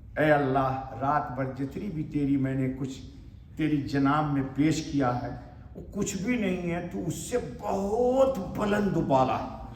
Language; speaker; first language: Urdu; native; Urdu